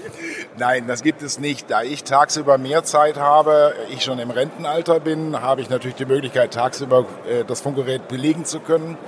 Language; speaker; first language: German; native; German